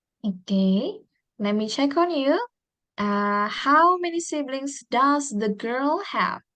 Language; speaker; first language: English; non-native, fluent; Indonesian